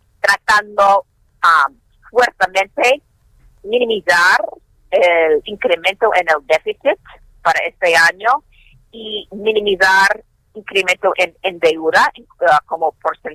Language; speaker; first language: Spanish; non-native, fluent; English